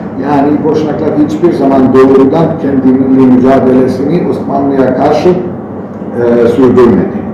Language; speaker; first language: Turkish; non-native, fluent; Bosnian